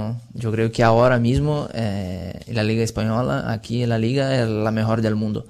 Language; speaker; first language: Spanish; non-native, fluent; Portuguese